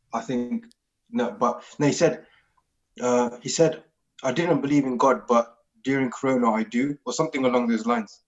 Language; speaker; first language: Punjabi; early bilingual, heritage; Punjabi